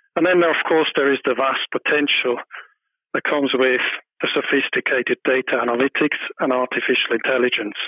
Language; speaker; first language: English; non-native, fluent; German